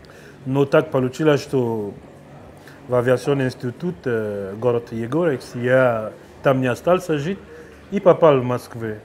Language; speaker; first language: Russian; non-native, fluent; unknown